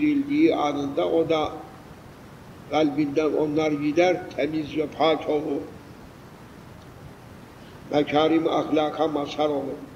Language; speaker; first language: Turkish; native; Turkish